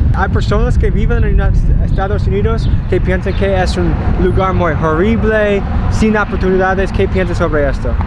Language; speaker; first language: Spanish; non-native, learner; English